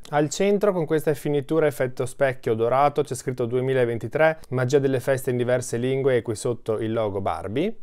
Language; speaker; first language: Italian; native; Italian